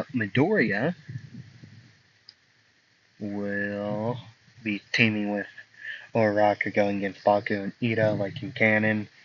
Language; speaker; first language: English; native; English